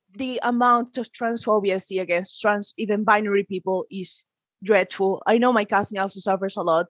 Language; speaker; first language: English; non-native, fluent; Spanish